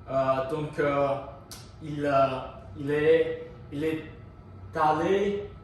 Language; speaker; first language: French; non-native, learner; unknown